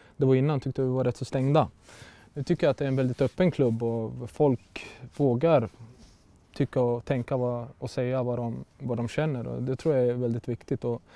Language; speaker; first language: Swedish; native; Swedish